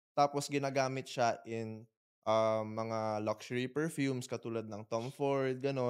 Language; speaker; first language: Filipino; native; Filipino